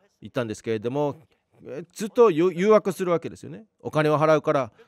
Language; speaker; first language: Japanese; non-native, fluent; Korean